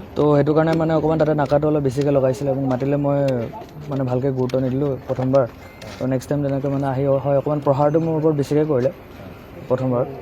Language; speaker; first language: Assamese; native; Assamese